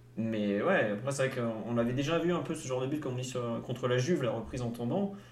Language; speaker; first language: French; native; French